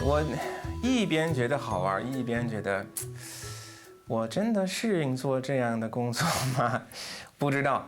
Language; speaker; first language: Chinese; non-native, fluent; English